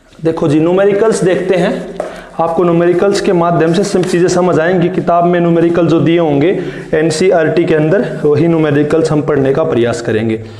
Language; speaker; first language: Hindi; native; Hindi